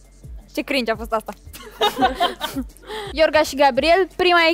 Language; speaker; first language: Romanian; native; Romanian